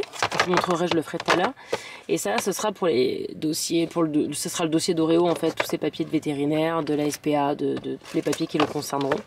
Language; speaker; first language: French; native; French